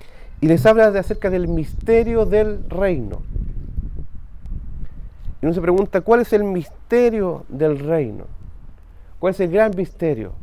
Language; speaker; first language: Spanish; native; Spanish